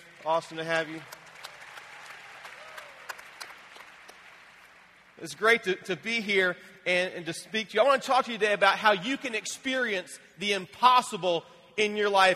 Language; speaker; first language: English; native; English